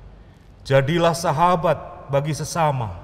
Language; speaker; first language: Indonesian; native; Indonesian